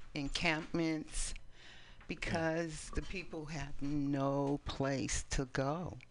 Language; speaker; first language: English; native; English